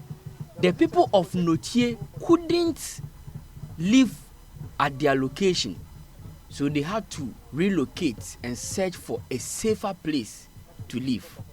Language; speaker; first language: English; non-native, local second language; Akan